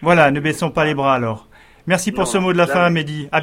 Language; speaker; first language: French; native; French